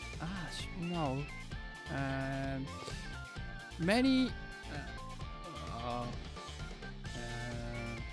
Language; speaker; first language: English; non-native, learner; Japanese